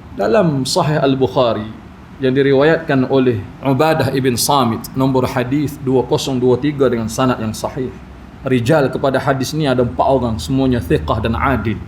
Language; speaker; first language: Malay; native; Malay